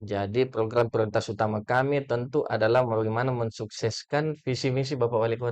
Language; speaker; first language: Indonesian; native; Indonesian